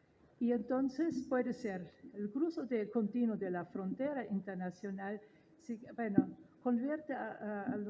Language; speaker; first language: Spanish; non-native, fluent; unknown